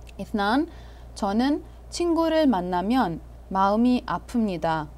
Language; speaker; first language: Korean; non-native, fluent; Arabic